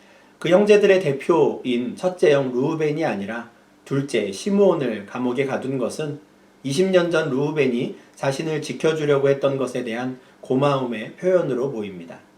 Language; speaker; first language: Korean; native; Korean